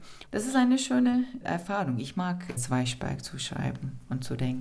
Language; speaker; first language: German; non-native, fluent; Turkish